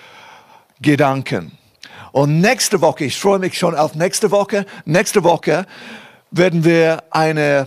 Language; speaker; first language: German; non-native, fluent; English